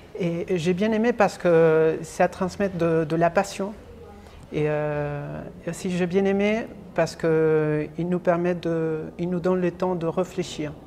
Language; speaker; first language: French; non-native, fluent; Spanish